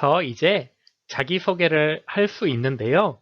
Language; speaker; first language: Korean; native; Korean